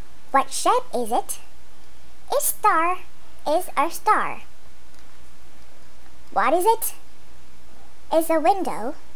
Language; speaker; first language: English; non-native, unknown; Vietnamese